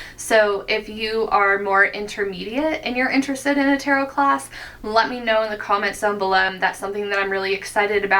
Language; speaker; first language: English; native; English